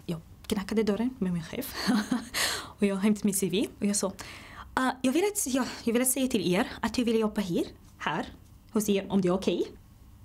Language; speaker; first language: Swedish; non-native, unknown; Somali